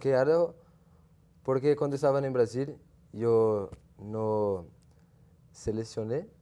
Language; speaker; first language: Spanish; non-native, learner; Portuguese